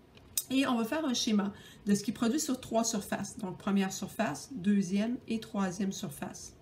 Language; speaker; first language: French; native; French